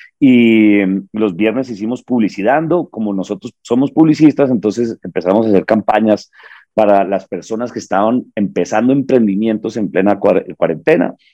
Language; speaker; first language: Spanish; native; Spanish